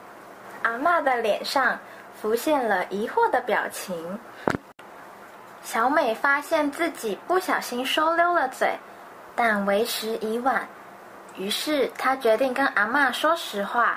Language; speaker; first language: Chinese; native; Chinese